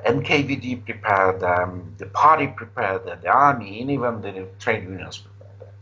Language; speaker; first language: English; non-native, fluent; Romanian